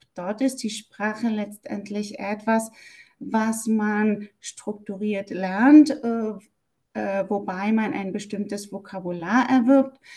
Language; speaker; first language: German; native; German